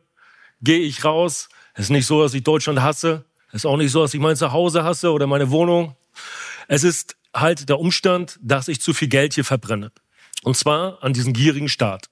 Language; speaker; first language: German; native; German